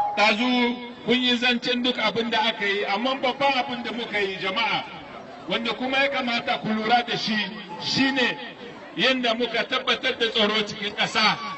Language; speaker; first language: Hausa; non-native, local second language; Arabic